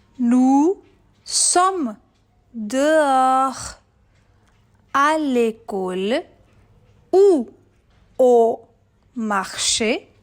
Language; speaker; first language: French; non-native, fluent; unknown